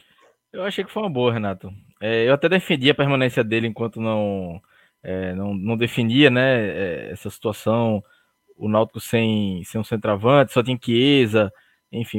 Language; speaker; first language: Portuguese; native; Portuguese